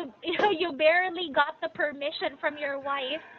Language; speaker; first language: English; non-native, fluent; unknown